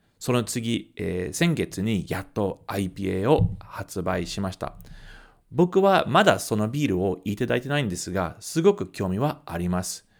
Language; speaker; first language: Japanese; early bilingual, heritage; Japanese